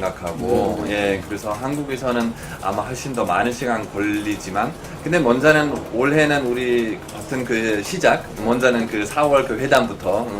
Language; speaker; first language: Korean; non-native, fluent; German